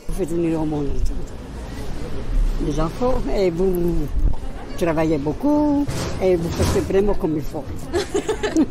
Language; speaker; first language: French; non-native, learner; Italian